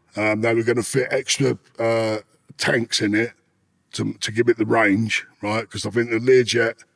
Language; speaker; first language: English; native; English